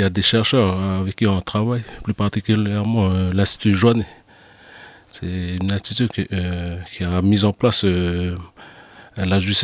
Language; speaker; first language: French; native; French